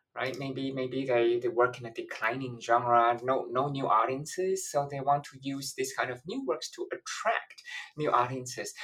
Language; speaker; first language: English; non-native, fluent; Chinese